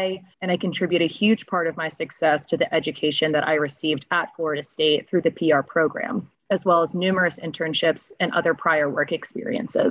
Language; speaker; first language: English; native; English